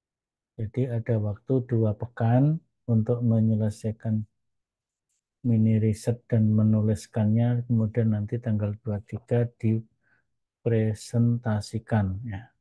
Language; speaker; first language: Indonesian; native; Indonesian